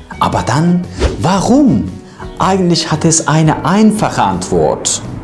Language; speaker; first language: German; non-native, learner; Turkish